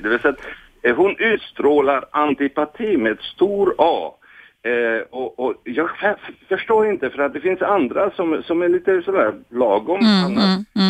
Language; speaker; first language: Swedish; non-native, fluent; Hungarian